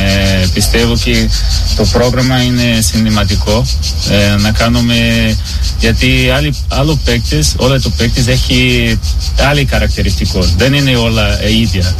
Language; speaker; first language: Greek; non-native, learner; Portuguese